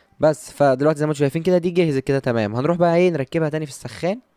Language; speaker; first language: Arabic; native; Arabic